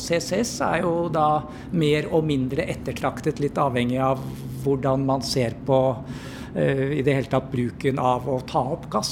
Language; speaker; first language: Norwegian; native; Norwegian